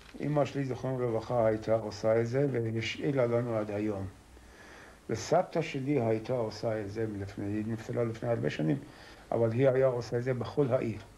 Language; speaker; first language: Hebrew; non-native, fluent; Persian